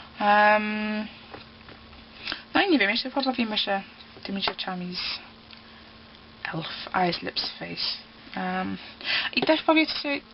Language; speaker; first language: Polish; early bilingual, heritage; Polish